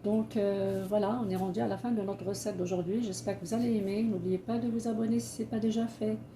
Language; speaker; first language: French; non-native, local second language; Arabic